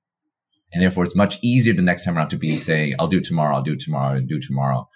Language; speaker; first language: English; native; English